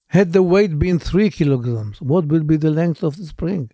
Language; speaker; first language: English; non-native, fluent; Hebrew